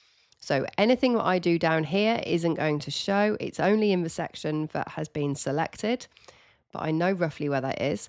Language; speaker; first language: English; native; English